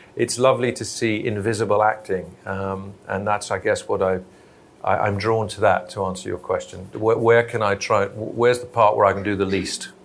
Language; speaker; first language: English; native; English